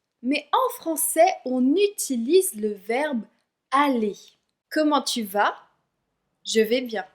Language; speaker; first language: French; native; French